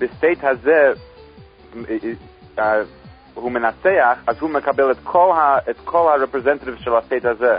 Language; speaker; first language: Hebrew; non-native, fluent; English